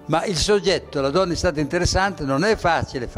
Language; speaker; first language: Italian; native; Italian